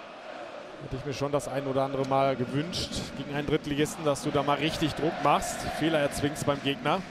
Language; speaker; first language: German; native; German